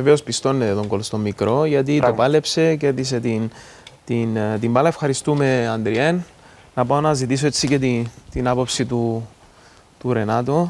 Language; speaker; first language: Greek; native; Greek